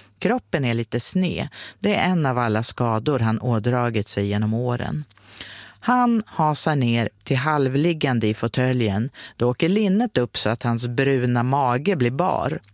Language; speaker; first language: Swedish; native; Swedish